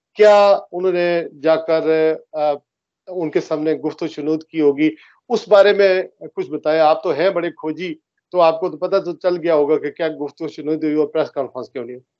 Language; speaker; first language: Urdu; native; Urdu